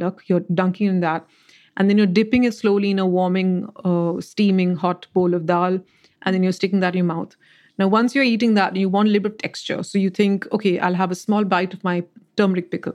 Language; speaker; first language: English; non-native, local second language; Marathi